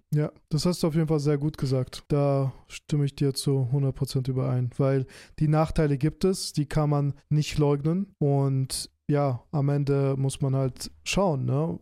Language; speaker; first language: German; early bilingual, other home language; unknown